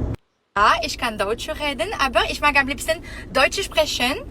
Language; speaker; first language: German; non-native, learner; French